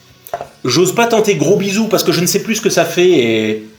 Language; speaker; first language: French; native; French